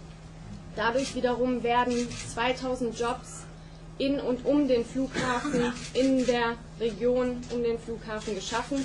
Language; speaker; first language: German; native; German